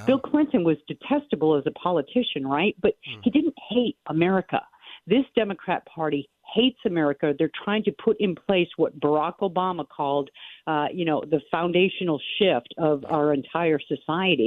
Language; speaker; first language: English; native; English